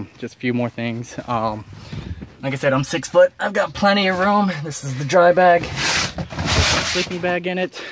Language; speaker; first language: English; native; English